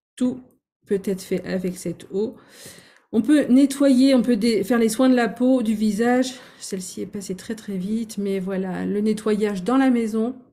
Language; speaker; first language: French; native; French